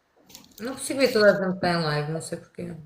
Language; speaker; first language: Portuguese; native; Portuguese